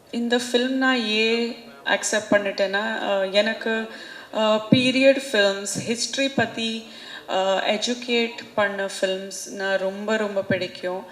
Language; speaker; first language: Tamil; non-native, fluent; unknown